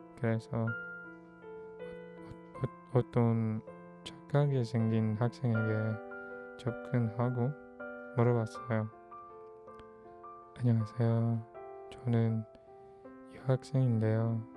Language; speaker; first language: Korean; non-native, fluent; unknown